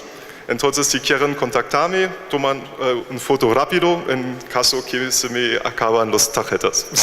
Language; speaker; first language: Spanish; non-native, fluent; German